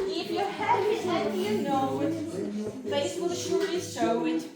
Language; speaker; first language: English; non-native, fluent; Ukrainian